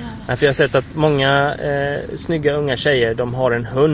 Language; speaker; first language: Swedish; native; Swedish